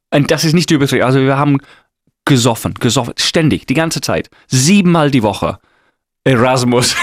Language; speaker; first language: German; non-native, fluent; English